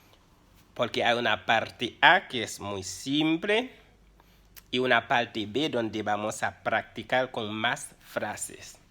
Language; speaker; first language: Spanish; non-native, fluent; Haitian Creole